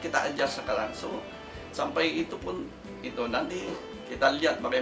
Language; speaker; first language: Indonesian; non-native, fluent; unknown